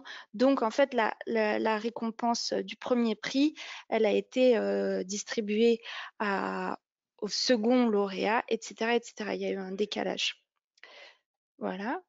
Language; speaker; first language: French; native; French